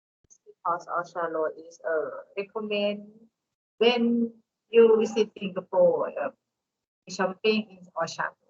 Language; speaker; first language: English; non-native, learner; Thai